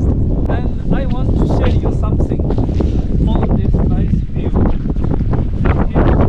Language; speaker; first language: English; non-native, learner; Tibetan